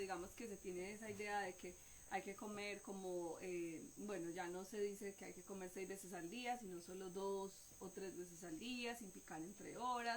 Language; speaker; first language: Spanish; native; Spanish